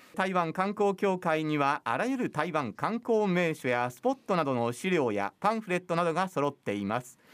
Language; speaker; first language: Japanese; native; Japanese